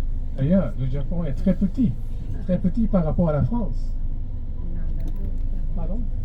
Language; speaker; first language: French; non-native, fluent; Japanese